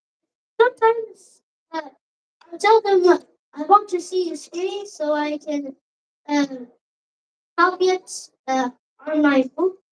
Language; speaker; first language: English; non-native, learner; Arabic